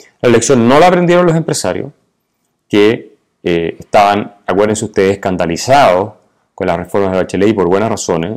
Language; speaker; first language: Spanish; native; Spanish